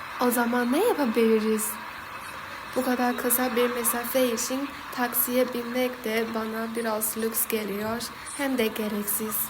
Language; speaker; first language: Turkish; non-native, fluent; Chinese